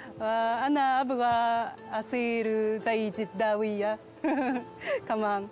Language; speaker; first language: Arabic; non-native, learner; Japanese